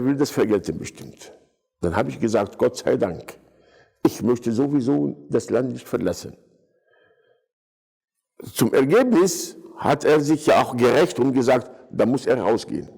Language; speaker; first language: German; non-native, fluent; Arabic